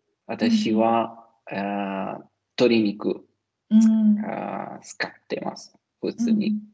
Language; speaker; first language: Japanese; non-native, learner; Italian